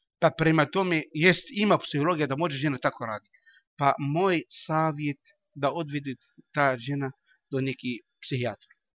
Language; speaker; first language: Croatian; non-native, learner; Arabic